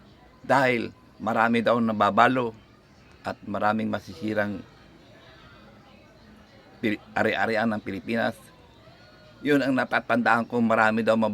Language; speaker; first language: Filipino; native; Filipino